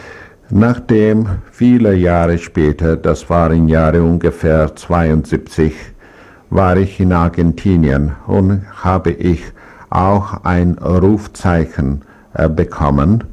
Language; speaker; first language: German; non-native, learner; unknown